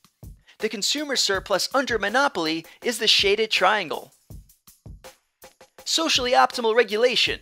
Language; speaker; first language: English; native; English